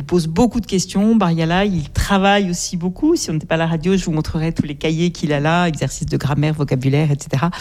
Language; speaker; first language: French; native; French